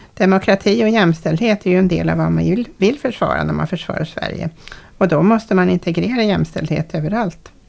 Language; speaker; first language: Swedish; native; Swedish